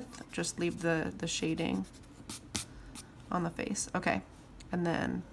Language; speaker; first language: English; native; English